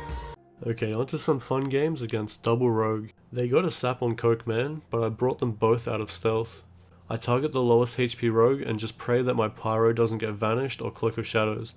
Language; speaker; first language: English; native; English